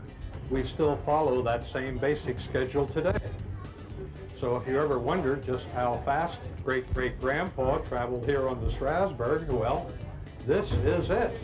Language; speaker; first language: English; native; English